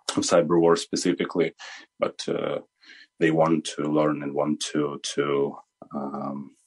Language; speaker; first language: English; non-native, fluent; Ukrainian